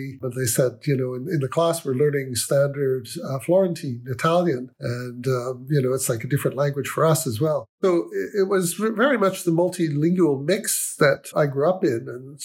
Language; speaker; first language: English; native; English